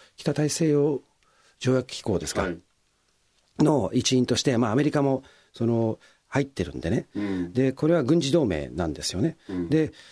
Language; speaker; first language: Japanese; native; Japanese